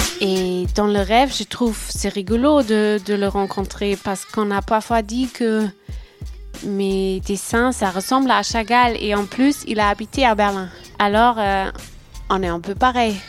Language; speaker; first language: French; non-native, fluent; German